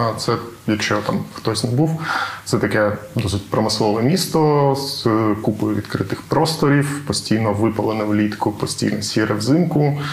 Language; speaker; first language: Ukrainian; native; Ukrainian